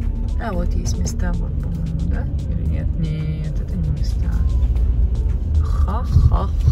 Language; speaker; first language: Russian; native; Russian